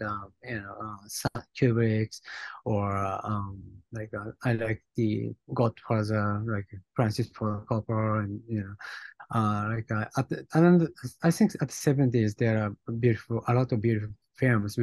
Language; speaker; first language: English; non-native, fluent; Japanese